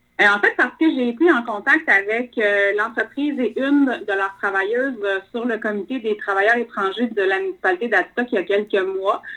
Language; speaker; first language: French; native; French